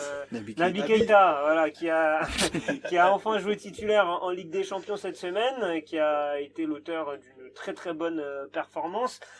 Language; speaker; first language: French; native; French